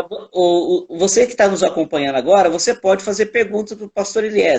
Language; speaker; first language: Portuguese; native; Portuguese